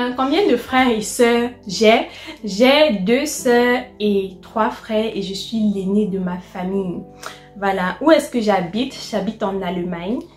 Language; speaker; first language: French; native; French